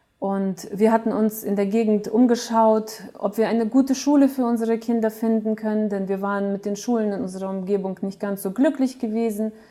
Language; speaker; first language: German; early bilingual, other home language; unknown